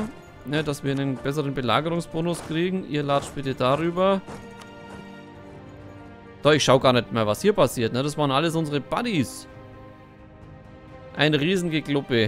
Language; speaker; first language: German; native; German